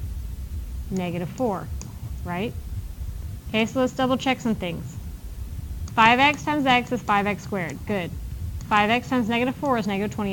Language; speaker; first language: English; native; English